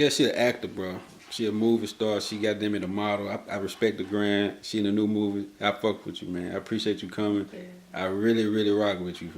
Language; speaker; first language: English; native; English